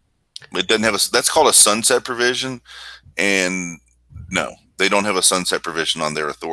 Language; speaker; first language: English; native; English